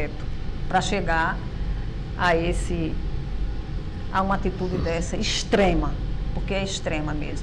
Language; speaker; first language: Portuguese; native; Portuguese